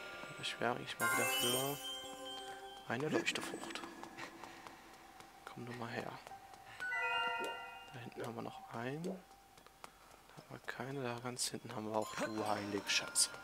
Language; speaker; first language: German; native; German